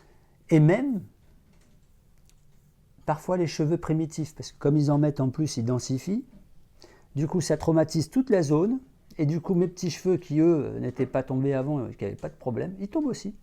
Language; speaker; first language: French; native; French